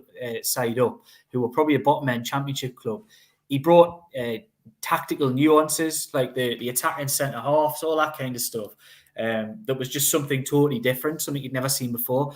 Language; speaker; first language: English; native; English